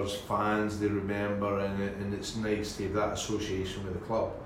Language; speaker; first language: English; native; English